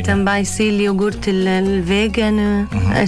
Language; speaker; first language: Portuguese; non-native, learner; Arabic